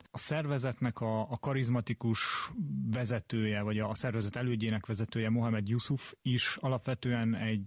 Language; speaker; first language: Hungarian; native; Hungarian